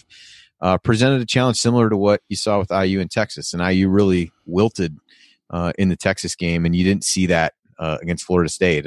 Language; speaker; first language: English; native; English